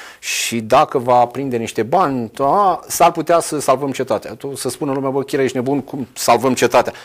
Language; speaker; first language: Romanian; native; Romanian